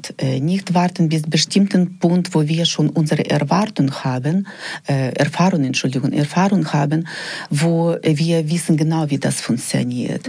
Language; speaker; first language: German; non-native, fluent; Ukrainian